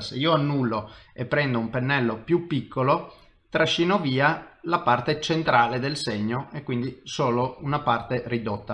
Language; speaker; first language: Italian; native; Italian